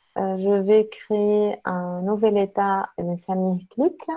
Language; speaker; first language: French; non-native, local second language; Arabic